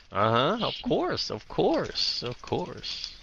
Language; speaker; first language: English; early bilingual, heritage; Vietnamese